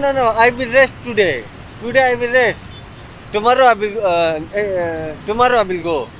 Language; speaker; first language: English; non-native, learner; Hindi